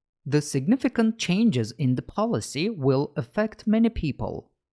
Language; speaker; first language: English; non-native, fluent; Turkish